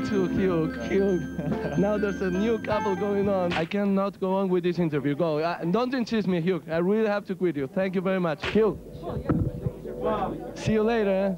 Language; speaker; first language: English; non-native, learner; Spanish